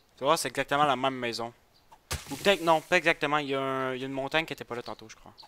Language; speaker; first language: French; native; French